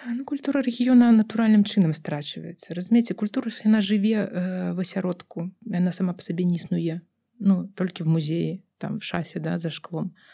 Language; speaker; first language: Belarusian; non-native, local second language; Russian